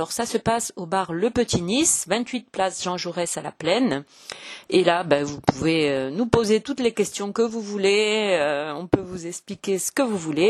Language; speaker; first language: French; native; French